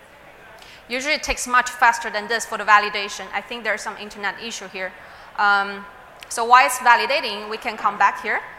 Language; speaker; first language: English; non-native, fluent; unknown